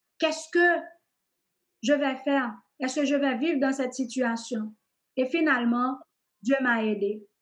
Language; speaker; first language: French; non-native, local second language; Haitian Creole